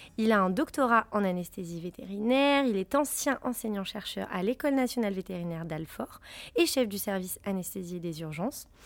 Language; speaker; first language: French; native; French